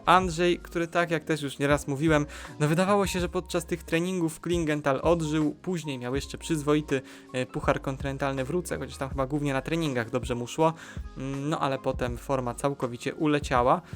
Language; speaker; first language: Polish; native; Polish